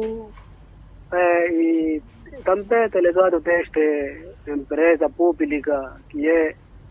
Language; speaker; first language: Portuguese; non-native, local second language; Makhuwa